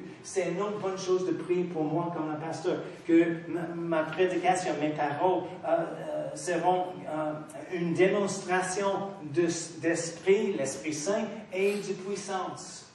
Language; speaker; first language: French; non-native, fluent; English